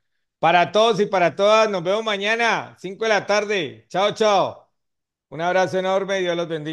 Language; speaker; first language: Spanish; native; Spanish